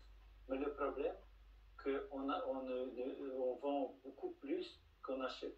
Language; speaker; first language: French; non-native, fluent; Russian